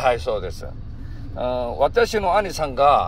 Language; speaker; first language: Japanese; non-native, learner; Korean